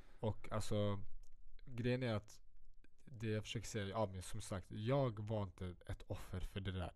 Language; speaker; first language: Swedish; early bilingual, other home language; Central Kurdish